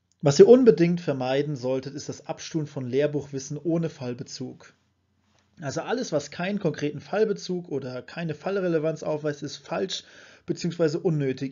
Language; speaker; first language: German; native; German